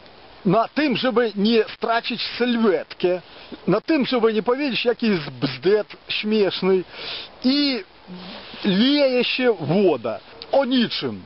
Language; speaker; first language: Polish; non-native, fluent; Ukrainian